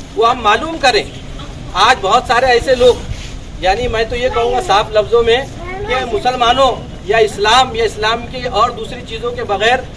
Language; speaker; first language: Urdu; native; Urdu